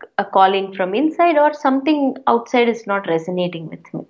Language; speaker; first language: English; non-native, local second language; Tamil